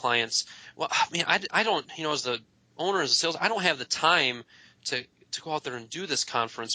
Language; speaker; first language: English; native; English